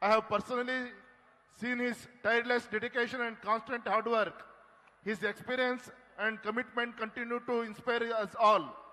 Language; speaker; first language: English; non-native, local second language; Kannada